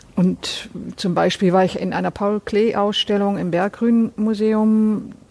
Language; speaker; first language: German; native; German